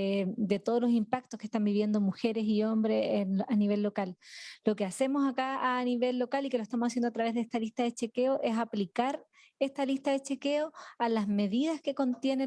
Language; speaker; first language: Spanish; native; Spanish